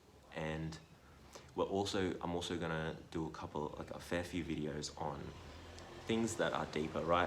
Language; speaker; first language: English; native; English